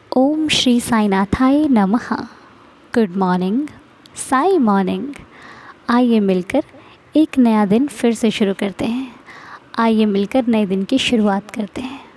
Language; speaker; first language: Hindi; native; Hindi